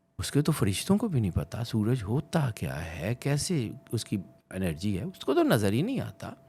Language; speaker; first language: Urdu; non-native, local second language; Punjabi